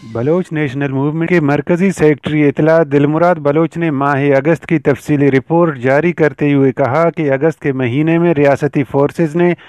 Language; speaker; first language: Urdu; non-native, local second language; Baluchi